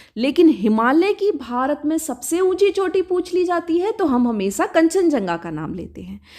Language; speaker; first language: Hindi; native; Hindi